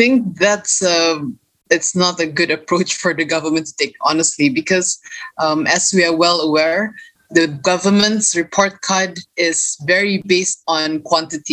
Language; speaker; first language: English; non-native, local second language; Malay